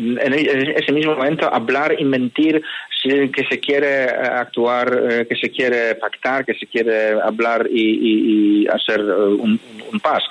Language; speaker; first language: Spanish; non-native, fluent; Polish